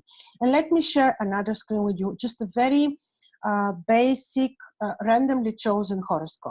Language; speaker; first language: English; non-native, fluent; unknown